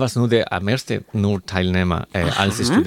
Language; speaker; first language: German; non-native, learner; Spanish